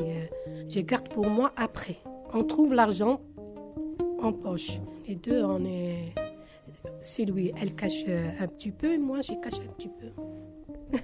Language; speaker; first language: French; non-native, learner; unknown